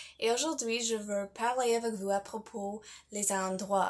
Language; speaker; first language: French; non-native, learner; English